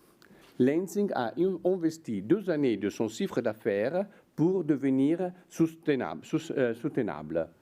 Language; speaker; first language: French; non-native, fluent; Italian